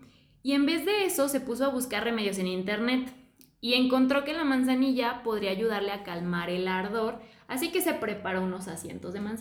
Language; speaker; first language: Spanish; native; Spanish